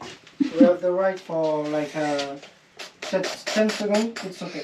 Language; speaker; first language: English; non-native, learner; French